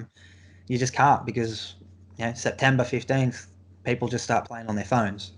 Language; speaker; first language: English; native; English